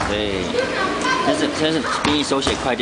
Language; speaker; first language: Chinese; native; Chinese